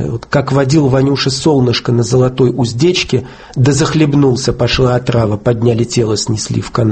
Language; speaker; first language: Russian; native; Russian